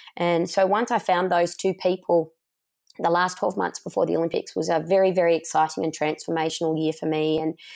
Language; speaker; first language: English; native; English